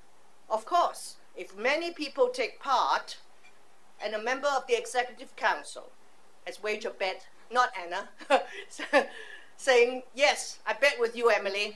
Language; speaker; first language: English; non-native, local second language; Cantonese